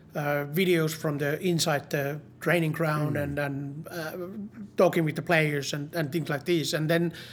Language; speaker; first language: English; non-native, learner; Finnish